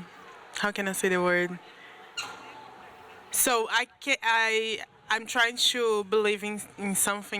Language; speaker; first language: English; non-native, learner; Portuguese